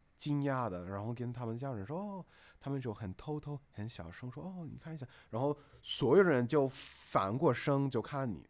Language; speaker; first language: Chinese; non-native, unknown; English